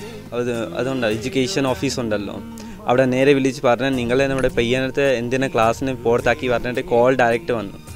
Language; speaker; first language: Malayalam; early bilingual, other home language; Hindi